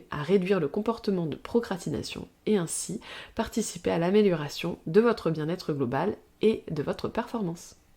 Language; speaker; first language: French; native; French